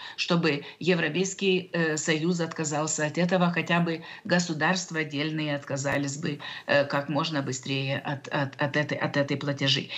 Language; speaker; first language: Russian; non-native, local second language; Lithuanian